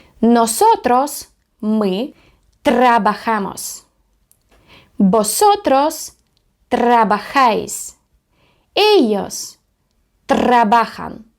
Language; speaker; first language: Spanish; non-native, fluent; Ukrainian